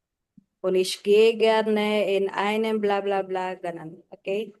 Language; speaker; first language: German; non-native, fluent; Filipino